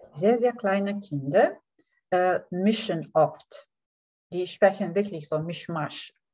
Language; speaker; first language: German; non-native, fluent; Lithuanian